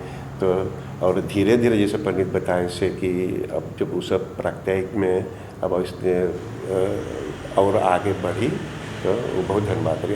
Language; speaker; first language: Hindi; non-native, learner; Caribbean Hindustani